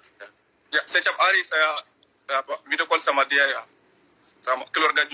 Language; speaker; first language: Indonesian; non-native, learner; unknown